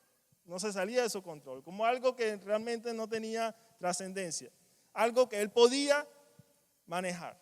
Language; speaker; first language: Spanish; native; Spanish